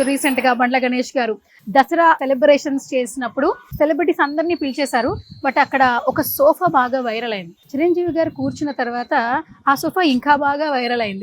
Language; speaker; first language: Telugu; native; Telugu